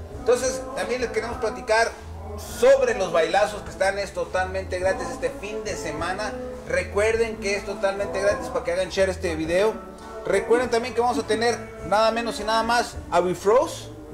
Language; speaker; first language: Spanish; native; Spanish